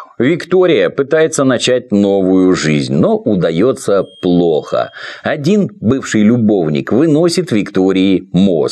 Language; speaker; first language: Russian; native; Russian